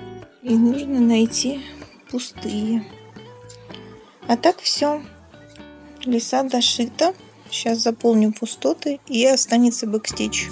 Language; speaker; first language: Russian; native; Russian